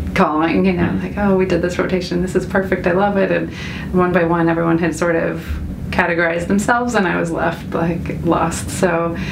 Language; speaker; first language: English; native; English